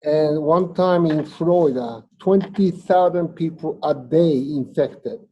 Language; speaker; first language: English; non-native, fluent; Japanese